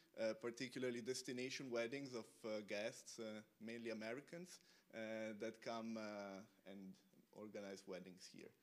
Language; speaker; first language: English; non-native, fluent; Italian